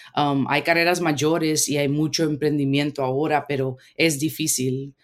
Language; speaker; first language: Spanish; early bilingual, heritage; Spanish